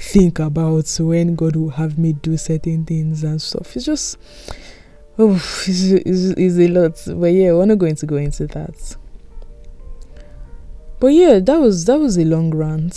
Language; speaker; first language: English; non-native, local second language; Yoruba